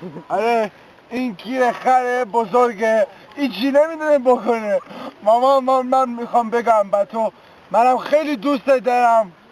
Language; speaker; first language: Persian; early bilingual, heritage; Hebrew